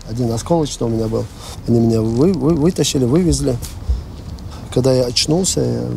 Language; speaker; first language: Russian; non-native, local second language; Chechen